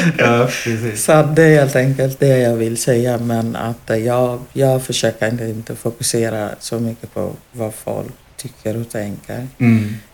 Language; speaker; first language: Swedish; non-native, fluent; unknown